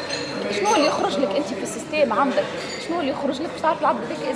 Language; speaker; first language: Arabic; native; Arabic